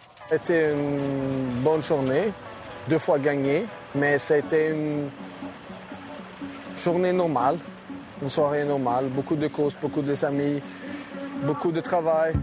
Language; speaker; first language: French; non-native, learner; Swedish